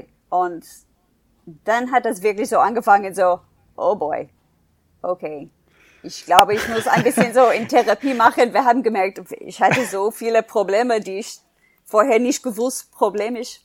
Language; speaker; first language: German; non-native, fluent; English